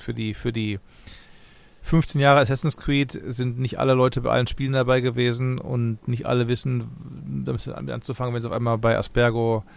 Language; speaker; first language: German; native; German